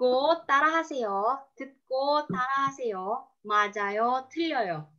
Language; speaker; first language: Korean; non-native, fluent; Indonesian